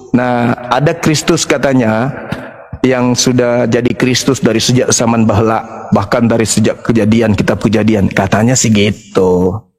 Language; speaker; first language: Indonesian; native; Indonesian